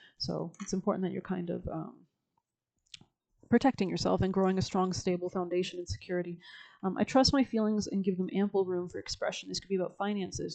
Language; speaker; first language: English; native; English